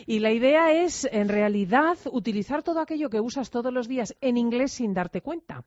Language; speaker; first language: Spanish; native; Spanish